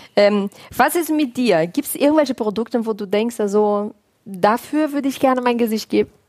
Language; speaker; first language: German; non-native, fluent; Portuguese